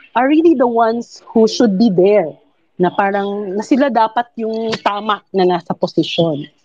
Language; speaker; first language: Filipino; non-native, local second language; Cebuano